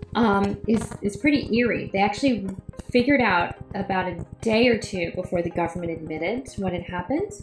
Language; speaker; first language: English; native; English